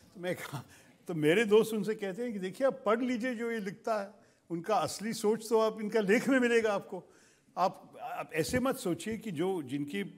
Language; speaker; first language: Hindi; non-native, local second language; Malayalam